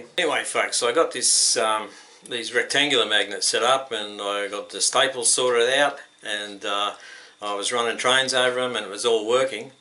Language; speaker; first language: English; native; English